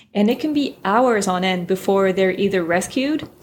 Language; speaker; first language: English; early bilingual, other home language; French